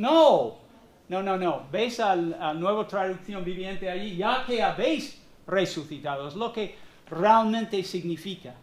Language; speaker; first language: Spanish; non-native, fluent; English